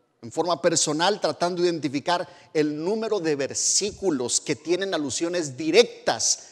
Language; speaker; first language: Spanish; native; Spanish